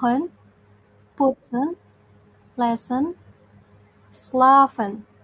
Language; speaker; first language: German; non-native, learner; Indonesian